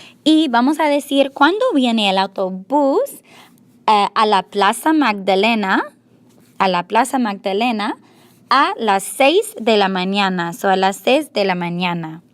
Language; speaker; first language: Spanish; non-native, fluent; English